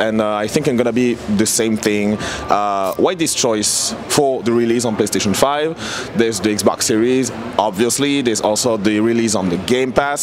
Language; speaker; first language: English; non-native, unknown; French